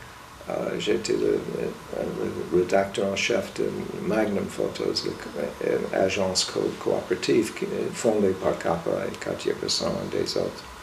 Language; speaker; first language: French; non-native, fluent; English